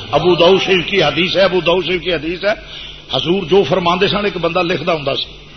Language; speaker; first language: Urdu; non-native, local second language; Punjabi